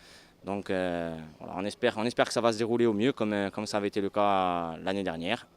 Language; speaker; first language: French; native; French